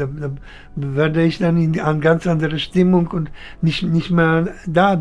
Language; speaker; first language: German; non-native, fluent; Polish